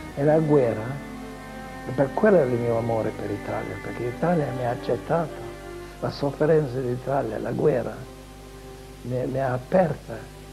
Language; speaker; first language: Italian; non-native, fluent; English